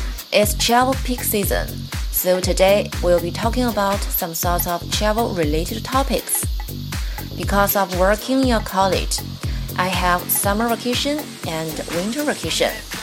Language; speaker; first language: English; non-native, fluent; Chinese